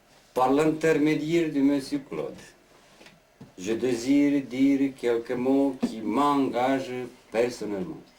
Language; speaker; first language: French; non-native, learner; Romanian